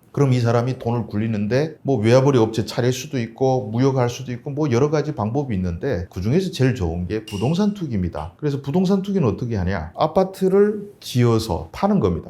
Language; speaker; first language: Korean; native; Korean